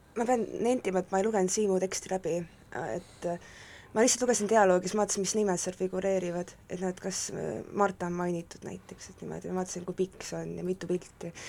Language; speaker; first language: Estonian; native; Estonian